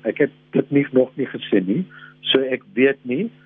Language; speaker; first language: Afrikaans; non-native, local second language; English